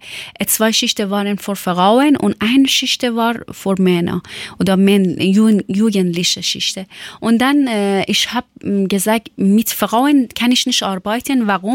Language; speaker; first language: German; non-native, learner; Persian